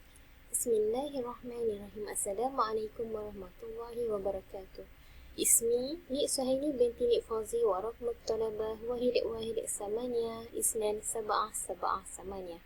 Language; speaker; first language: Arabic; non-native, learner; Malay